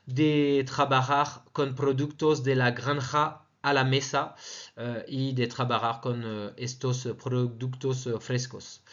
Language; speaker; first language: Spanish; non-native, fluent; French